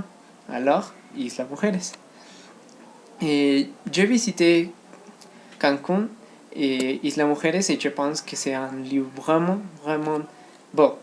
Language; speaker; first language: French; non-native, learner; Spanish